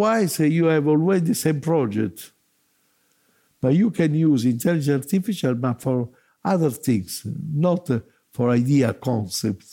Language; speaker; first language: English; non-native, learner; Italian